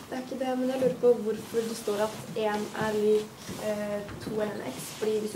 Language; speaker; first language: Norwegian; native; Norwegian